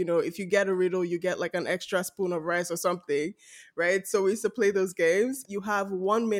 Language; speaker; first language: English; non-native, local second language; Yoruba